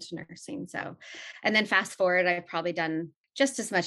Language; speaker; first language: English; native; English